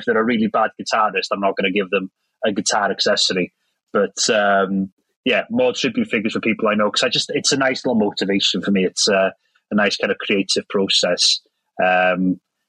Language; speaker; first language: English; non-native, local second language; Welsh